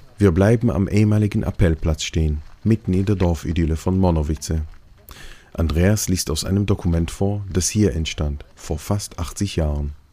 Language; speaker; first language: German; non-native, fluent; Hebrew